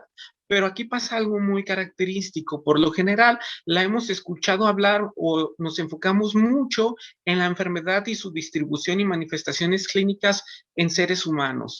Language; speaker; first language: Spanish; native; Spanish